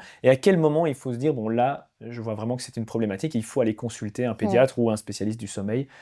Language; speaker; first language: French; native; French